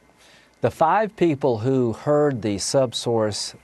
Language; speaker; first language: English; native; English